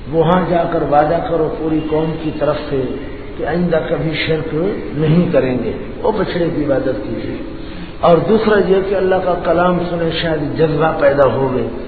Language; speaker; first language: Urdu; non-native, local second language; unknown